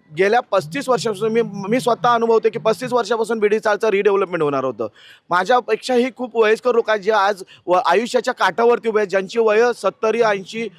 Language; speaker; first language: Marathi; native; Marathi